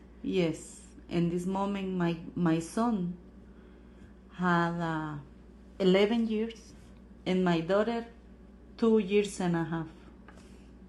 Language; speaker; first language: English; non-native, learner; Spanish